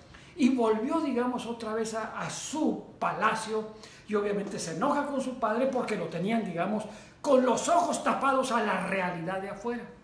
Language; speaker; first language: Spanish; native; Spanish